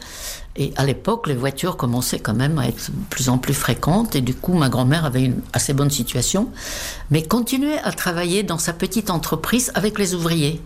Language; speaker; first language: French; non-native, fluent; Czech